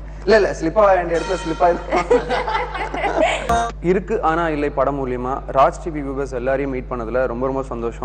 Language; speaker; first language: Tamil; native; Tamil